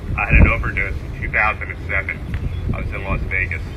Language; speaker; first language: English; native; English